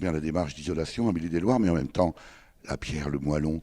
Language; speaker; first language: French; native; French